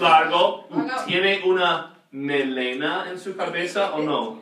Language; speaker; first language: Spanish; non-native, fluent; English